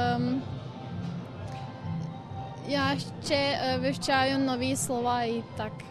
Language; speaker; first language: Ukrainian; non-native, learner; Croatian